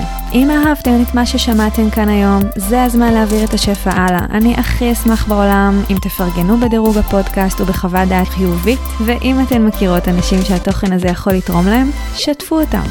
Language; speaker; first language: Hebrew; native; Hebrew